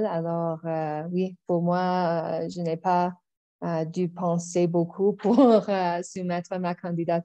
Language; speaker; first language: French; non-native, local second language; English